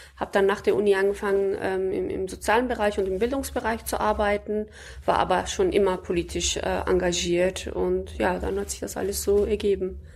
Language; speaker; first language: German; early bilingual, other home language; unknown